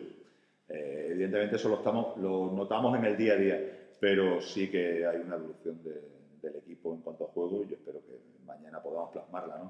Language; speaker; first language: Spanish; native; Spanish